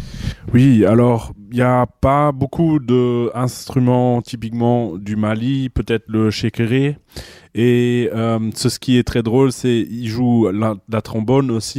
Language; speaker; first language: French; non-native, fluent; German